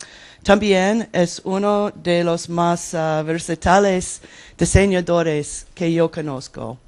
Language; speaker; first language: Spanish; non-native, learner; English